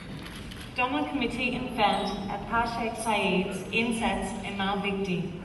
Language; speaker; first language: Danish; native; Danish